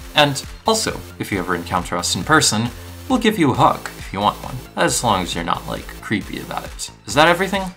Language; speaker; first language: English; native; English